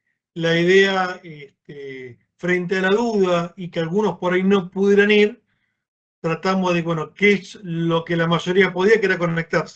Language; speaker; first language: Spanish; native; Spanish